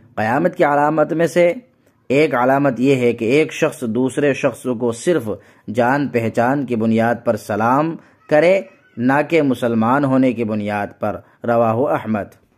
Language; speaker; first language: Urdu; native; Urdu